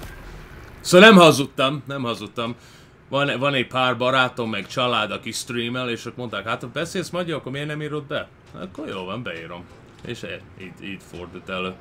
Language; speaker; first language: Hungarian; early bilingual, heritage; Hungarian